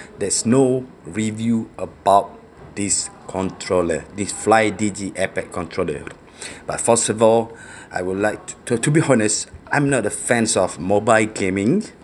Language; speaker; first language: English; non-native, local second language; Malay